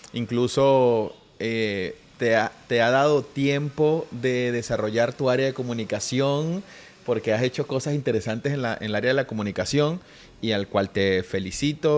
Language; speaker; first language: Spanish; native; Spanish